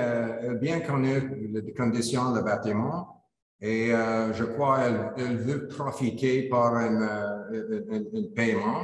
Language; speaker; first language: French; non-native, learner; English